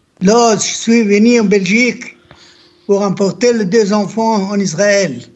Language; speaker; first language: French; non-native, learner; Hebrew